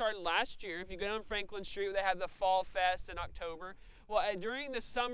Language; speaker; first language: English; native; English